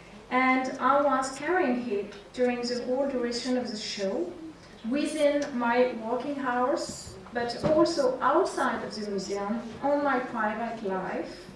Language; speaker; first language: English; non-native, fluent; French